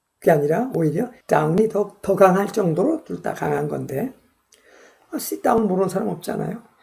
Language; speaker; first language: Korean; native; Korean